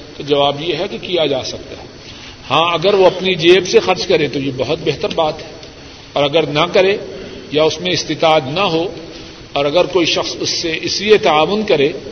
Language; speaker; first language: Urdu; non-native, local second language; Punjabi